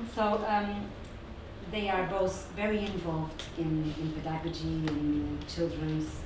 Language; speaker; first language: English; non-native, fluent; Portuguese